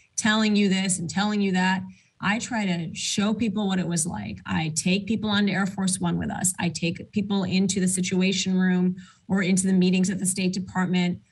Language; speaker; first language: English; early bilingual, other home language; Arabic